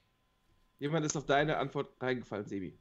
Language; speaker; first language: German; native; German